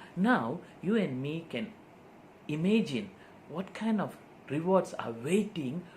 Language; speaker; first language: English; non-native, local second language; Tamil